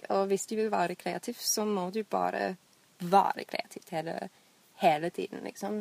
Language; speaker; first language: Norwegian; non-native, fluent; English